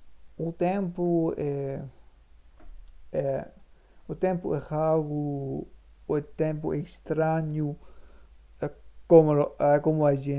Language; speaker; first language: Portuguese; non-native, learner; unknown